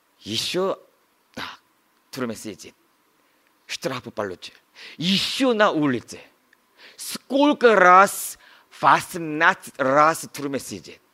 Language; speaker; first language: Russian; non-native, learner; Korean